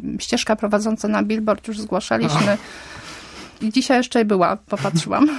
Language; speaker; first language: Polish; native; Polish